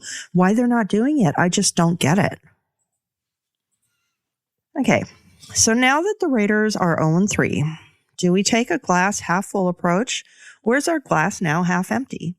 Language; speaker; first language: English; native; English